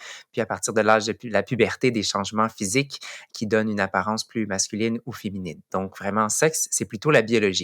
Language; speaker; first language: French; native; French